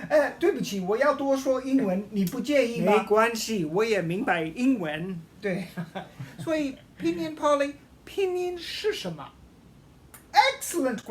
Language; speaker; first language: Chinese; non-native, fluent; English